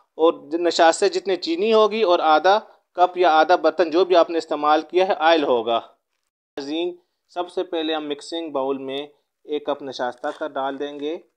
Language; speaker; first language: Urdu; native; Urdu